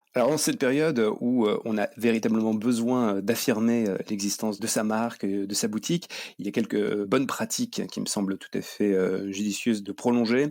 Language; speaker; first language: French; native; French